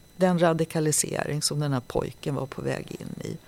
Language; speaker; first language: Swedish; native; Swedish